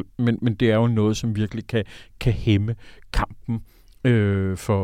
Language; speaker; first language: Danish; native; Danish